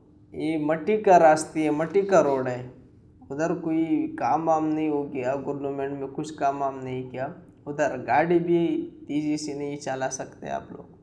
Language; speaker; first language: Hindi; non-native, local second language; Pashto